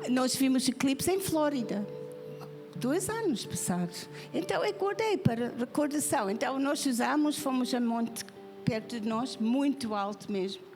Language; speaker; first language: Portuguese; non-native, fluent; English